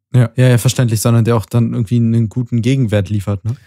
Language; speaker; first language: German; native; German